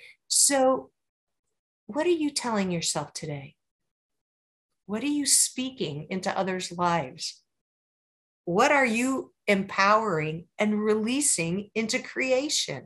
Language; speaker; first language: English; native; English